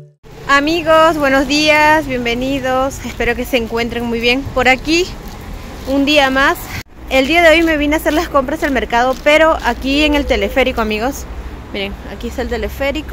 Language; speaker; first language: Spanish; native; Spanish